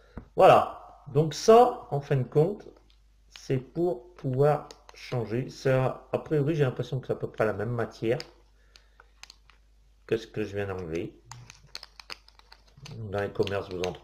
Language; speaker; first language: French; native; French